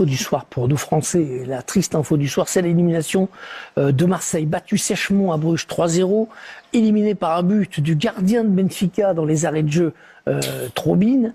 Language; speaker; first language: French; native; French